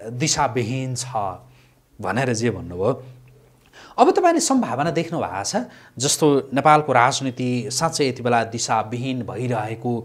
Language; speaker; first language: Nepali; native; Nepali